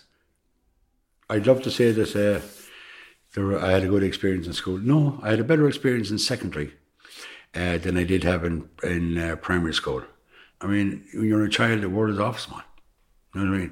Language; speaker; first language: English; native; English